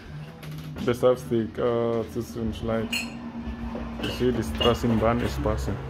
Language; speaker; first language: German; non-native, learner; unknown